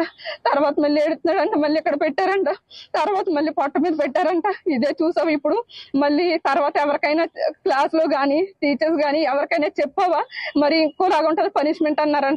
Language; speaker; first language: Telugu; native; Telugu